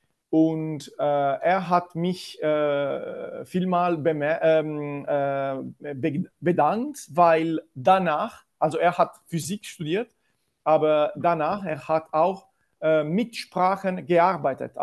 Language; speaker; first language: German; non-native, learner; Italian